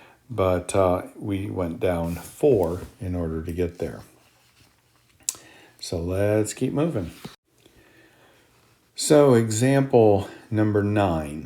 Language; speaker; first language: English; native; English